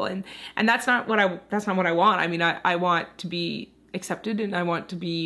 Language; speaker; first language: English; native; English